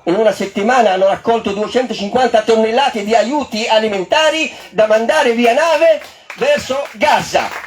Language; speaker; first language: Italian; non-native, fluent; Arabic